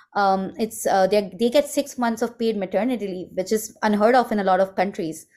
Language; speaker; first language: English; non-native, local second language; Hindi